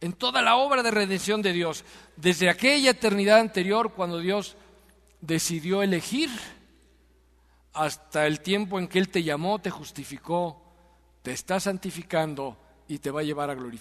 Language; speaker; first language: Spanish; native; Spanish